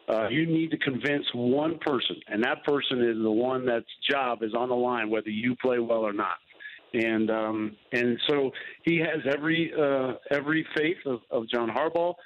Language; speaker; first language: English; native; English